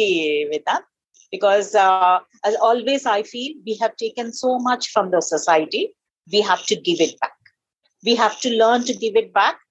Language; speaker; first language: English; non-native, local second language; Telugu